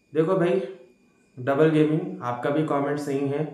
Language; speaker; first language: Hindi; non-native, local second language; Telugu